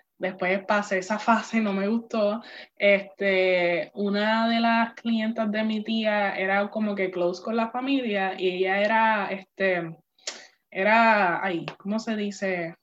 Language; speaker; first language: Spanish; native; Spanish